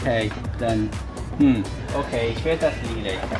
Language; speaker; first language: German; non-native, learner; English